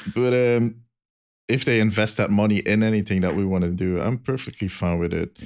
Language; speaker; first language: English; non-native, fluent; Dutch